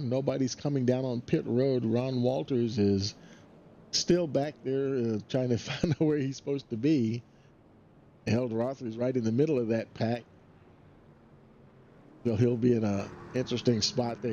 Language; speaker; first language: English; native; English